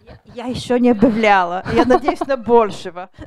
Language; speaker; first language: Russian; non-native, learner; Bulgarian